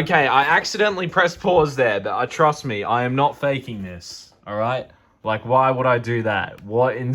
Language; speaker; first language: English; native; English